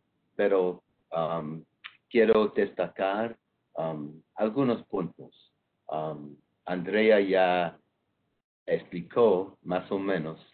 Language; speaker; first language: Spanish; non-native, fluent; English